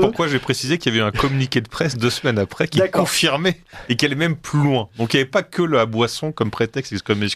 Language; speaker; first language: French; native; French